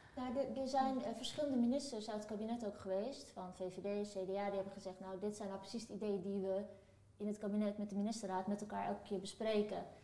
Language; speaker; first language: Dutch; early bilingual, other home language; Turkish